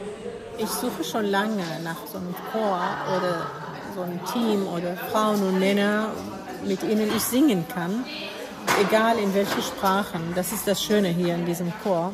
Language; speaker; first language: German; non-native, fluent; Arabic